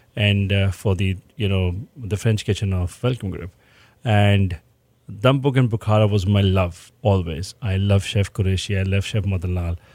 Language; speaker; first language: English; non-native, local second language; Hindi